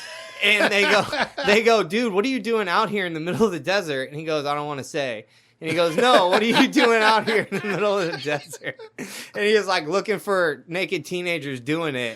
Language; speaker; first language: English; native; English